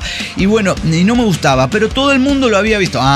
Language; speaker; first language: Spanish; native; Spanish